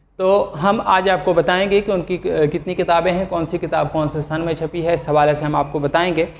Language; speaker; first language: Urdu; non-native, local second language; Pashto